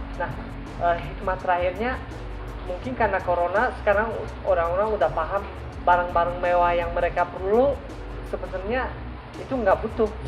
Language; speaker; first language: Indonesian; non-native, fluent; Tajik